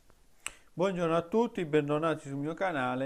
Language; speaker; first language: Italian; native; Italian